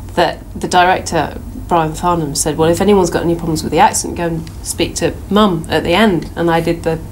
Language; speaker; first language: English; native; English